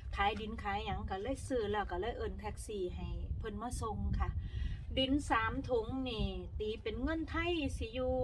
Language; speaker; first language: Thai; native; Thai